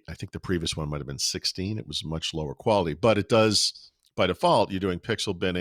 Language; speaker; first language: English; native; English